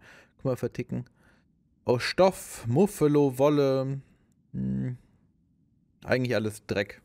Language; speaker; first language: German; native; German